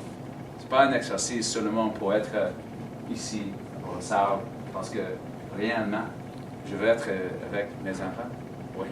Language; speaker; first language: French; non-native, learner; English